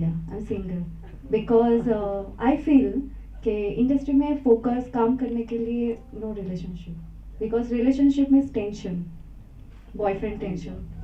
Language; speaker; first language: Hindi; non-native, local second language; Bangla